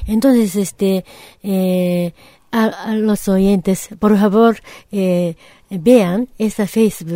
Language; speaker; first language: Spanish; non-native, fluent; Japanese